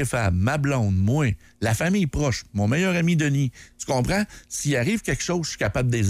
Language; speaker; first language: French; native; French